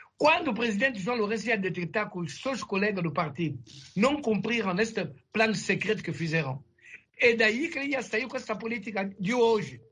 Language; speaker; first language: Portuguese; non-native, fluent; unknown